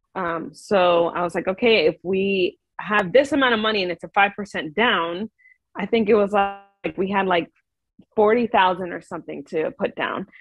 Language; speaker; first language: English; native; English